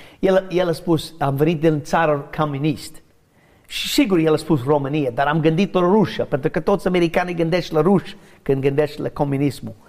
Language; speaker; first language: Romanian; non-native, learner; English